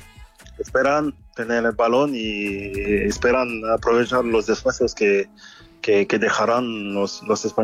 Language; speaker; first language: Spanish; non-native, fluent; French